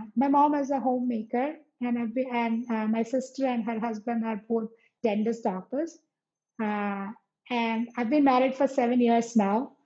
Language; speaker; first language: English; non-native, local second language; Malayalam